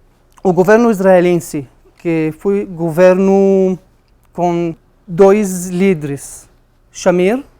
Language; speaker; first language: Portuguese; non-native, learner; Arabic